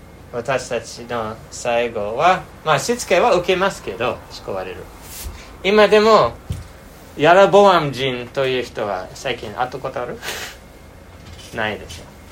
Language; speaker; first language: Japanese; non-native, fluent; English